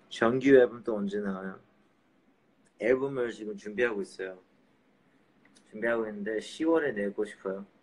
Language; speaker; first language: Korean; early bilingual, heritage; Korean